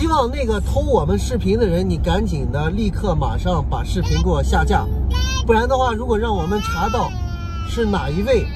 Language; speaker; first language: Chinese; native; Chinese